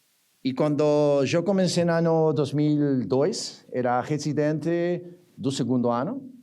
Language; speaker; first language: Portuguese; non-native, learner; Spanish